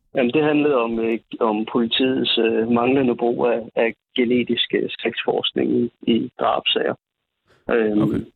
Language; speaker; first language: Danish; native; Danish